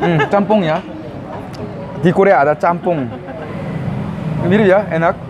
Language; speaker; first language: Indonesian; non-native, fluent; Korean